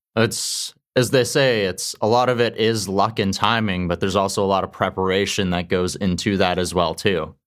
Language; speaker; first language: English; native; English